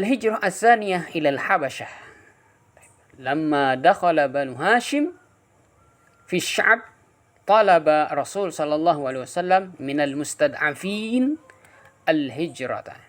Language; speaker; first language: Arabic; non-native, fluent; Indonesian